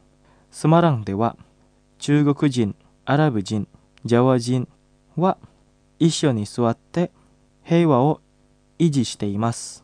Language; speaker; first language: Japanese; non-native, fluent; Indonesian